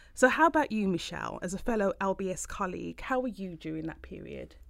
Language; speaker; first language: English; native; English